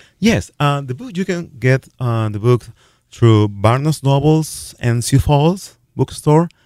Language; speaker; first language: English; non-native, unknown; Spanish